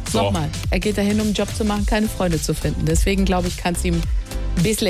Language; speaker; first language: German; native; German